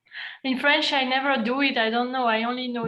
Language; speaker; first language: English; non-native, fluent; French